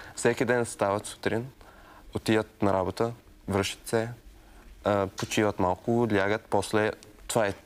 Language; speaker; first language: Bulgarian; early bilingual, other home language; Arabic